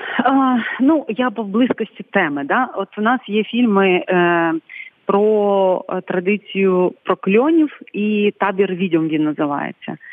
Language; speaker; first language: Ukrainian; non-native, local second language; Bulgarian